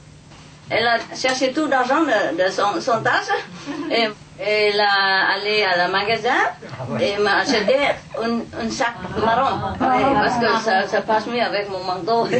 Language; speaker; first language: French; non-native, learner; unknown